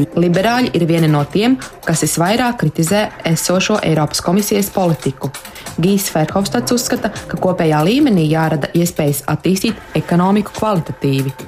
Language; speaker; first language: Latvian; native; Latvian